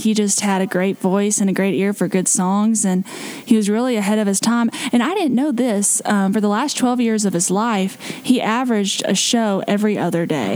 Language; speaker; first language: English; native; English